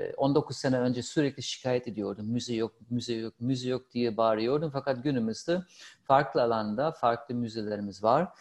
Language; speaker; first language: Turkish; non-native, fluent; German